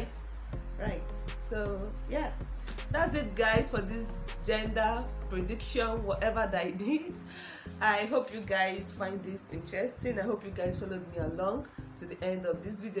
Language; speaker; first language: English; non-native, local second language; Igbo